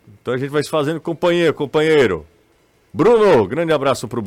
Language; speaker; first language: Portuguese; native; Portuguese